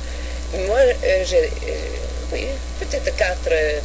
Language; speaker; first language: French; non-native, fluent; Swedish